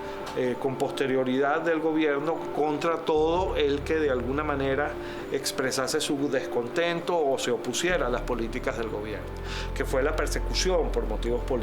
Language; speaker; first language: Spanish; native; Spanish